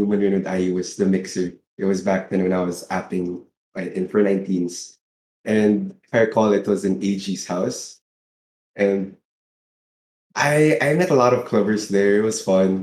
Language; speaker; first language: English; non-native, local second language; Filipino